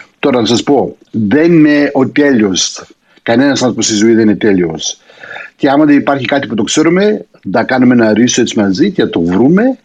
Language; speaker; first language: Greek; early bilingual, heritage; Greek